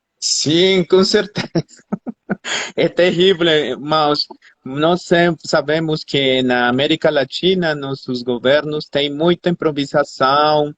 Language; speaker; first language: Portuguese; non-native, fluent; Spanish